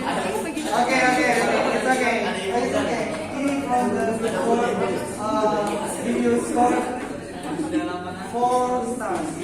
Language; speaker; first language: English; non-native, fluent; Indonesian